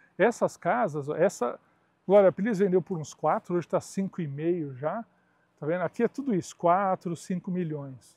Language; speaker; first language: Portuguese; native; Portuguese